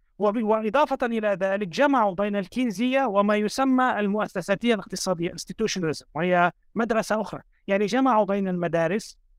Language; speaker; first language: Arabic; native; Arabic